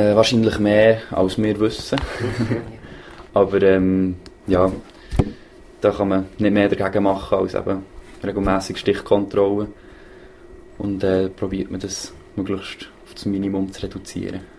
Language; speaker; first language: German; native; German